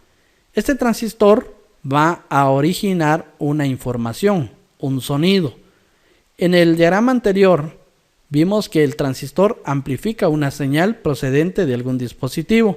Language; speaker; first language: Spanish; native; Spanish